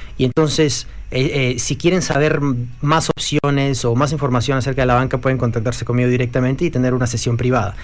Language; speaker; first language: Spanish; native; Spanish